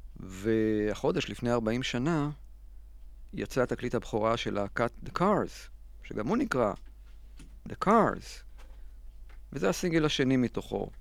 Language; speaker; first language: Hebrew; native; Hebrew